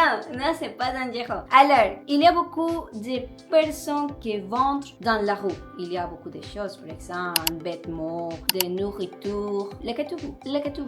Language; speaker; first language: French; non-native, learner; Spanish